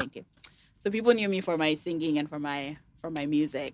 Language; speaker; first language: English; non-native, local second language; Yoruba